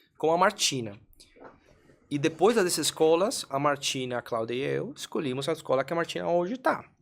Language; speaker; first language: Portuguese; non-native, fluent; Spanish